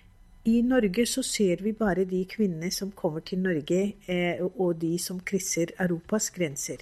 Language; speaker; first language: Norwegian; non-native, fluent; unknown